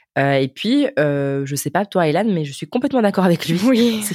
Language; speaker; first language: French; native; French